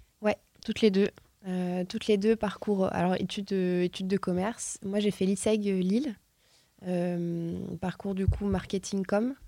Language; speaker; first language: French; native; French